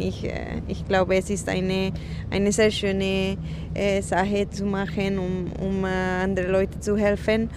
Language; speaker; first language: German; non-native, fluent; Spanish